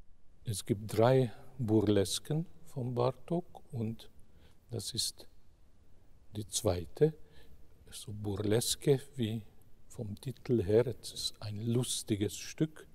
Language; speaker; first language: German; non-native, fluent; Hungarian